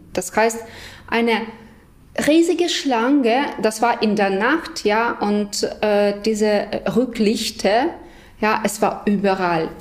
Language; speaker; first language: German; non-native, fluent; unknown